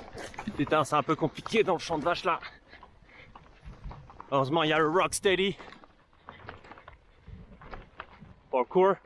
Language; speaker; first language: French; native; French